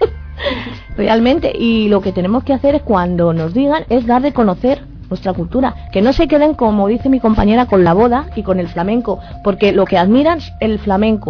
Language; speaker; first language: Spanish; native; Spanish